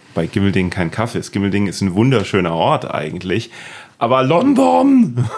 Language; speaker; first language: German; native; German